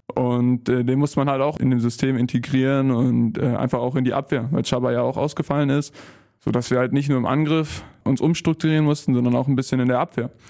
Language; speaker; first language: German; native; German